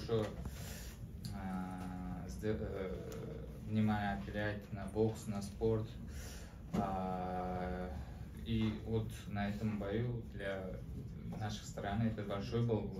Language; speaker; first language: Russian; non-native, learner; Uzbek